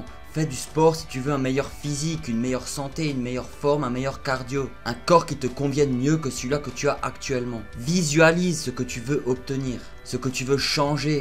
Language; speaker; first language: French; native; French